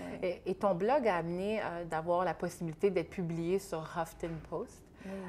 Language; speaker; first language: French; native; French